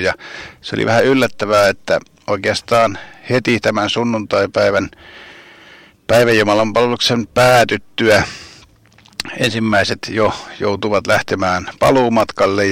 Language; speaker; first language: Finnish; native; Finnish